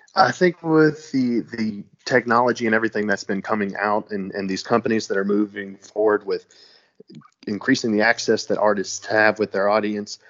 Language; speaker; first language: English; native; English